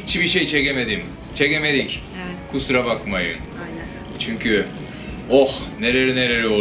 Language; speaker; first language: Turkish; non-native, fluent; Japanese